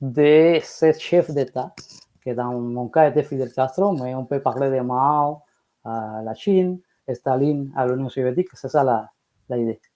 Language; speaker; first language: French; non-native, fluent; Spanish